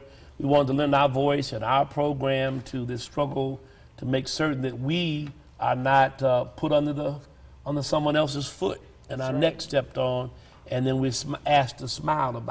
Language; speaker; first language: English; native; English